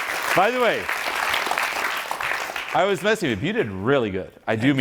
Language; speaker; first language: English; non-native, fluent; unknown